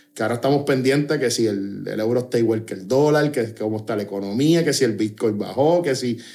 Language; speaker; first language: Spanish; native; Spanish